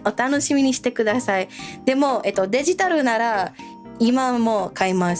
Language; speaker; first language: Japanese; non-native, learner; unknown